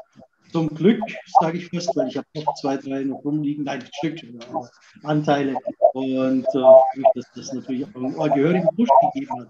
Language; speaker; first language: German; native; German